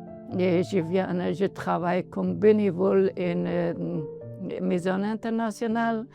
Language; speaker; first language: French; non-native, learner; Persian